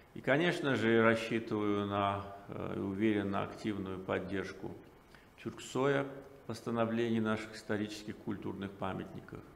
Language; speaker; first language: Russian; non-native, local second language; Azerbaijani